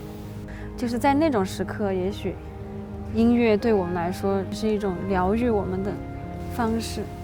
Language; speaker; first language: Chinese; native; Chinese